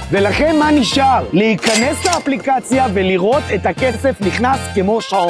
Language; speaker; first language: Hebrew; native; Hebrew